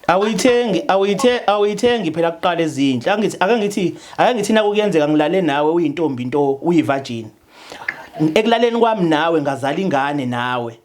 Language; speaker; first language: Zulu; native; Zulu